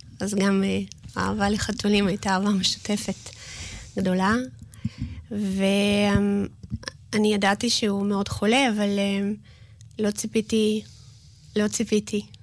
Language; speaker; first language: Hebrew; early bilingual, other home language; Russian